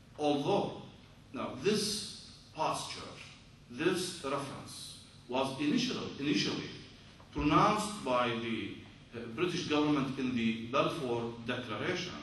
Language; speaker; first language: English; non-native, fluent; Arabic